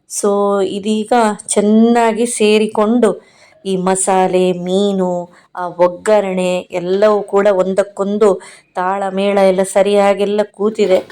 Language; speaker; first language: Kannada; non-native, local second language; Konkani